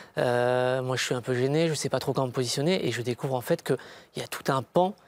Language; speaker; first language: French; native; French